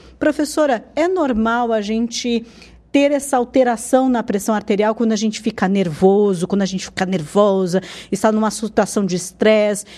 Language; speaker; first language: Portuguese; native; Portuguese